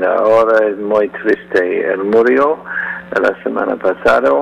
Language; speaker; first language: Spanish; non-native, learner; English